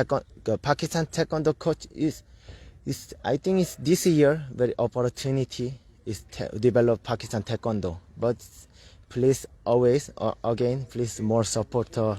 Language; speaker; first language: English; non-native, learner; Korean